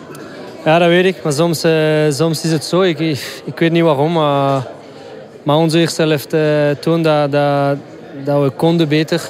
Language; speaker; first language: Dutch; non-native, local second language; French